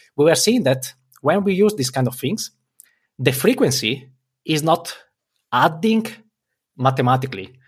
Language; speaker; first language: English; non-native, fluent; Italian